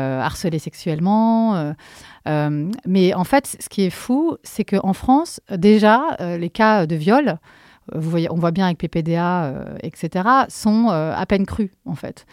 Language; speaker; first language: French; native; French